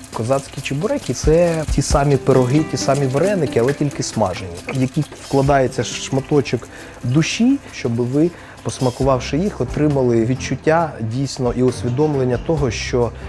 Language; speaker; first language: Ukrainian; native; Ukrainian